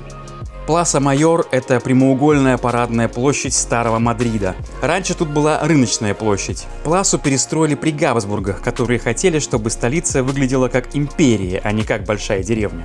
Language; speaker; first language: Russian; native; Russian